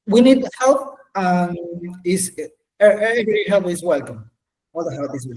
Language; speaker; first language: English; non-native, learner; Spanish